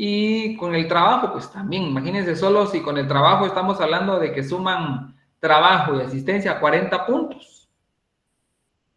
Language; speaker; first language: Spanish; native; Spanish